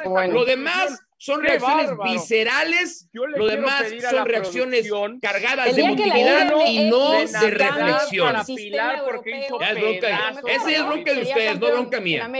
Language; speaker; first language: Spanish; native; Spanish